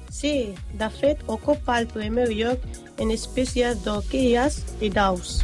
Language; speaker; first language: Catalan; non-native, learner; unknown